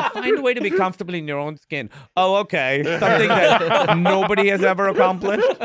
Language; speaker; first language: English; non-native, local second language; Urdu